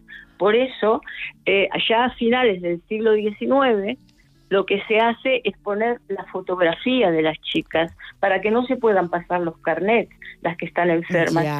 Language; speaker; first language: Spanish; native; Spanish